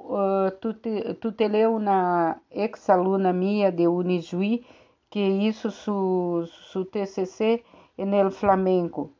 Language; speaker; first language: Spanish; non-native, fluent; Portuguese